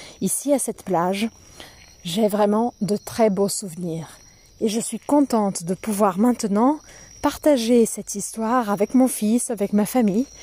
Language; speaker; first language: French; non-native, fluent; Portuguese